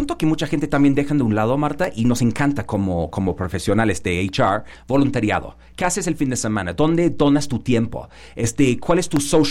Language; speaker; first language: Spanish; non-native, fluent; English